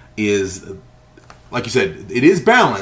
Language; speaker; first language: English; native; English